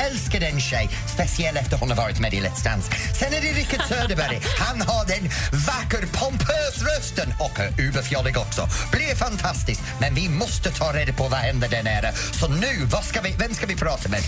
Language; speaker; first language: Swedish; non-native, fluent; English